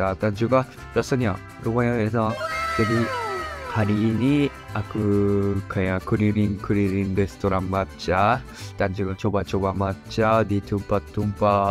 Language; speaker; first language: Indonesian; non-native, fluent; Japanese